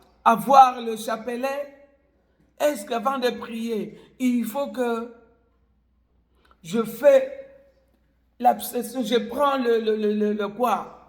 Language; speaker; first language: French; non-native, local second language; Lingala